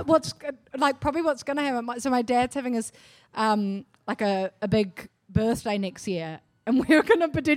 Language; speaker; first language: English; native; English